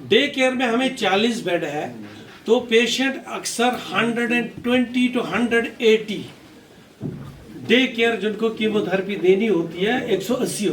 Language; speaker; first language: Hindi; non-native, local second language; Kashmiri